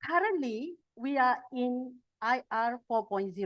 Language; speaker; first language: English; non-native, local second language; Malay